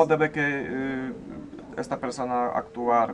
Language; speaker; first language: Spanish; non-native, learner; Polish